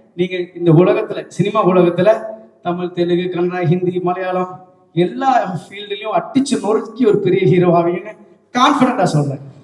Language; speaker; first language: Tamil; native; Tamil